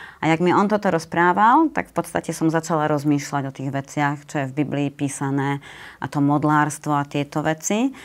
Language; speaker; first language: Slovak; native; Slovak